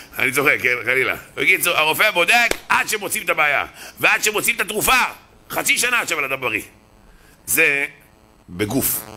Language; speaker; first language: Hebrew; native; Hebrew